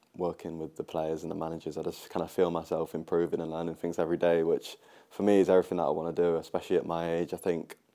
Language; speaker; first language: English; native; English